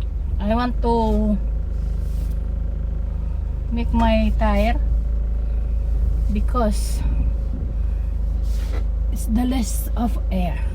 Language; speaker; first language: English; non-native, learner; Filipino